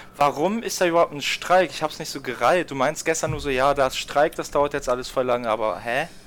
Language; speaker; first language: German; native; German